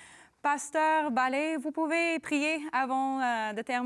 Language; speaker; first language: French; non-native, learner; English